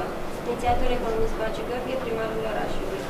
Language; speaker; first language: Romanian; native; Romanian